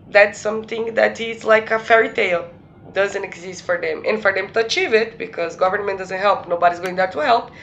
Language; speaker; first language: English; non-native, fluent; Portuguese